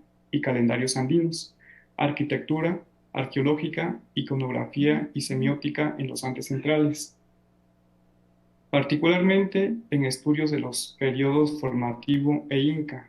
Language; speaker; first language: Spanish; native; Spanish